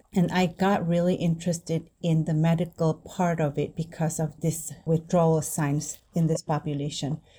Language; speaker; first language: English; non-native, fluent; Indonesian